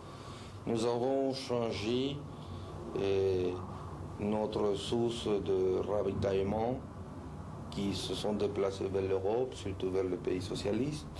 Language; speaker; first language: French; non-native, learner; Spanish